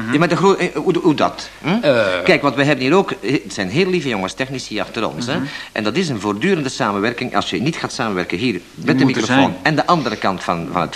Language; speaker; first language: Dutch; native; Dutch